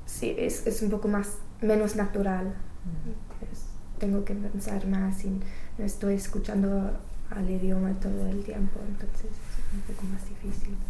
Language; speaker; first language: Spanish; non-native, learner; English